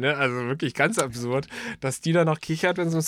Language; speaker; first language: German; native; German